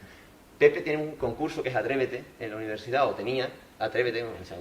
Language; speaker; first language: Spanish; native; Spanish